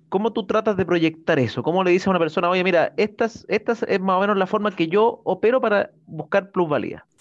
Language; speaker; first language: Spanish; native; Spanish